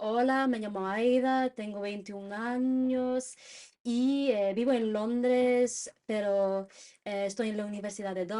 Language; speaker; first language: Spanish; non-native, learner; English